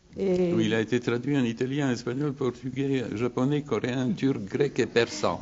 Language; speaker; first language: French; non-native, fluent; Bulgarian